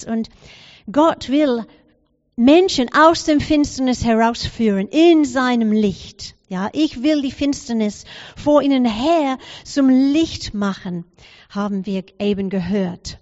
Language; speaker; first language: German; non-native, fluent; English